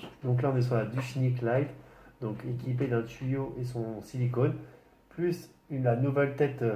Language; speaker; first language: French; native; French